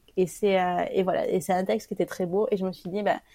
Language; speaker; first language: French; native; French